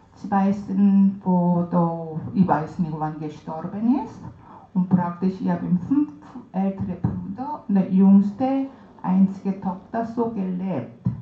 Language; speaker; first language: German; non-native, learner; Korean